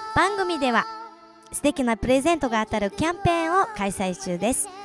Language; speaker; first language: Japanese; early bilingual, other home language; Mongolian